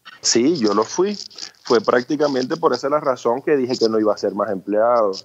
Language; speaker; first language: Spanish; early bilingual, other home language; Chinese